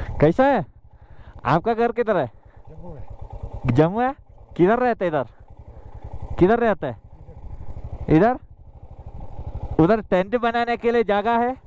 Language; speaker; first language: Hindi; non-native, learner; Malayalam